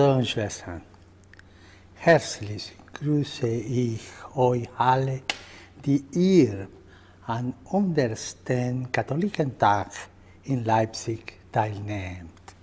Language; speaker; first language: German; non-native, fluent; Spanish